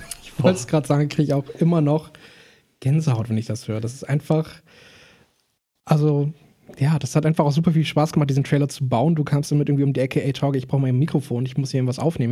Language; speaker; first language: German; native; German